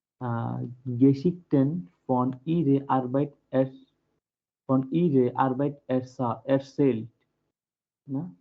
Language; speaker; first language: German; non-native, learner; Bangla